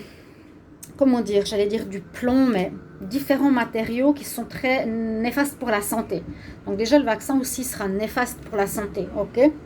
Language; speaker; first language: French; native; French